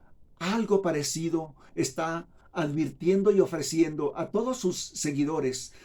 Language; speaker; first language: Spanish; native; Spanish